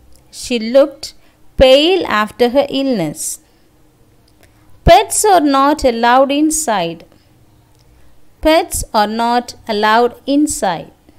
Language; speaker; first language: English; non-native, local second language; Tamil